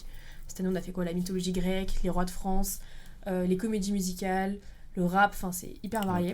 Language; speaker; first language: French; native; French